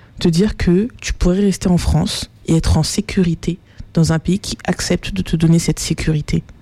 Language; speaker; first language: French; native; French